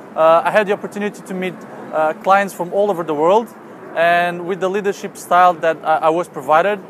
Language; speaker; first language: English; non-native, fluent; Portuguese